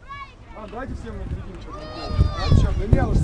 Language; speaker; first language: Russian; native; Russian